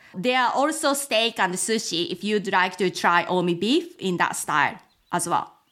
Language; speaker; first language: English; non-native, fluent; Japanese